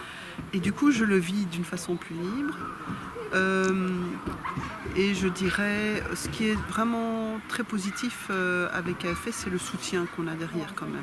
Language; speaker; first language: French; native; French